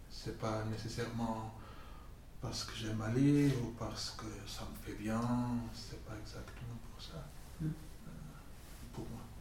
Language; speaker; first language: French; non-native, fluent; English